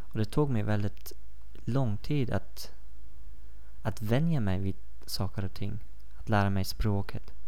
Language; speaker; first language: Swedish; non-native, fluent; Persian